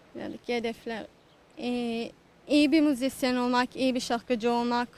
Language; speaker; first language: Turkish; non-native, fluent; Hebrew